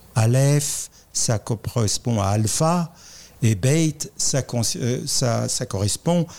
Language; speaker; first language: French; native; French